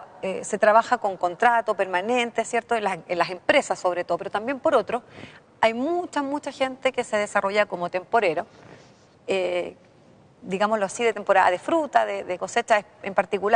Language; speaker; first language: Spanish; native; Spanish